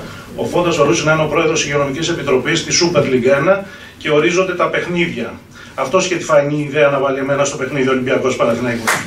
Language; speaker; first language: Greek; native; Greek